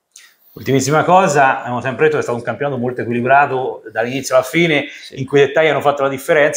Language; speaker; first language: Italian; native; Italian